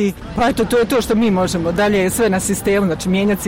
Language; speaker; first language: Croatian; native; Croatian